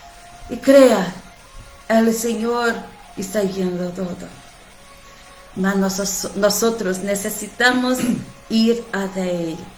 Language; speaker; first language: Spanish; non-native, fluent; Portuguese